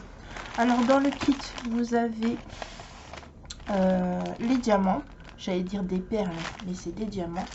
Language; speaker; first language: French; native; French